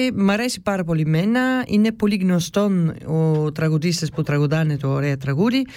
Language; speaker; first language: Greek; early bilingual, heritage; Greek